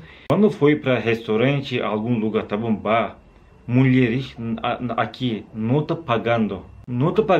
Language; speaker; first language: Portuguese; non-native, learner; Turkish